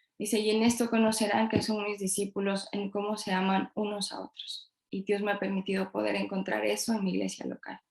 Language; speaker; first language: Spanish; early bilingual, heritage; Spanish